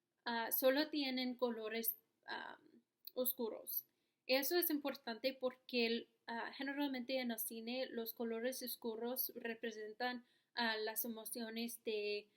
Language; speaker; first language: Spanish; non-native, learner; English